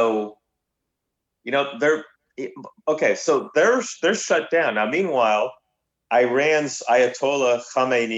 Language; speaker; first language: English; native; English